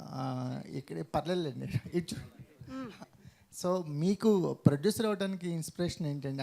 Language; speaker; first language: Telugu; native; Telugu